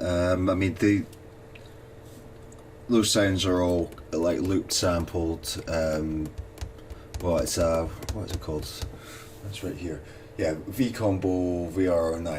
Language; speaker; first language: English; native; English